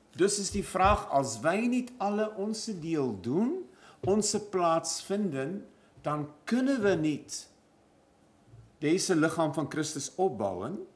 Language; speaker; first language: Dutch; non-native, fluent; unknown